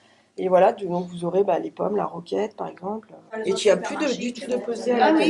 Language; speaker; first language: French; native; French